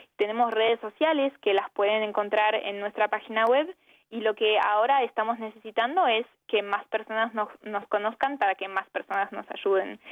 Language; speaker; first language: Spanish; early bilingual, heritage; Spanish